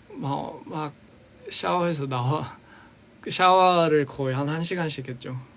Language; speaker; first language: Korean; early bilingual, other home language; English